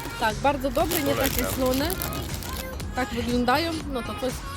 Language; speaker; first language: Polish; non-native, fluent; Ukrainian